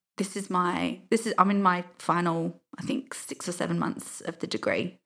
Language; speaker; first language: English; native; English